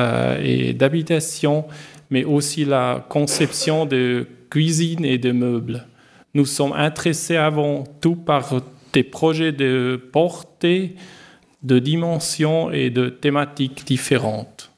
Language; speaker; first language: French; non-native, learner; German